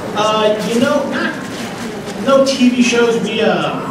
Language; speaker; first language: English; native; English